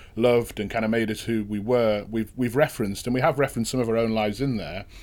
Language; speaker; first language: English; native; English